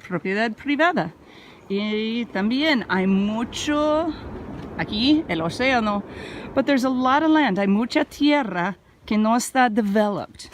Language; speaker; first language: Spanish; non-native, learner; English